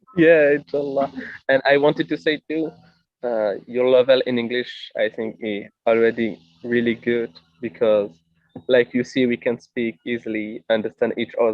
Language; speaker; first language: English; non-native, fluent; French